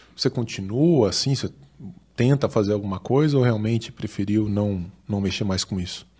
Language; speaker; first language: Portuguese; native; Portuguese